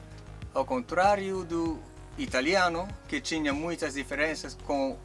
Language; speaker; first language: Portuguese; non-native, learner; Chinese